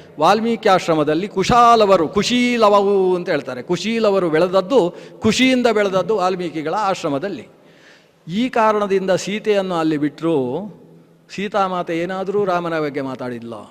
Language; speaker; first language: Kannada; non-native, local second language; Tulu